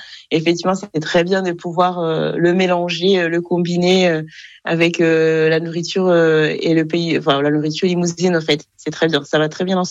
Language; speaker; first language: French; non-native, local second language; Kinyarwanda